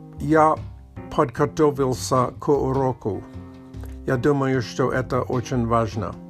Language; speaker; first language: Russian; non-native, learner; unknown